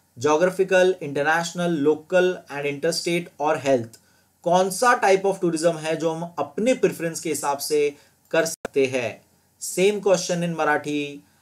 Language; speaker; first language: Hindi; non-native, local second language; Gujarati